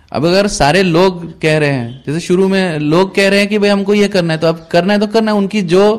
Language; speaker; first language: Hindi; native; Hindi